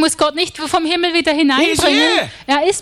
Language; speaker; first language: German; native; German